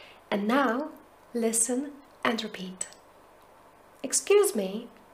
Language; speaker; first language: English; non-native, fluent; Polish